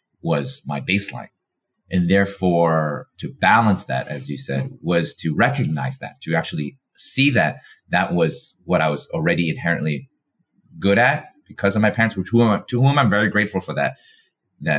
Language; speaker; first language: English; native; English